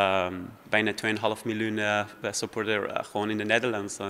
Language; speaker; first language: Dutch; non-native, fluent; Persian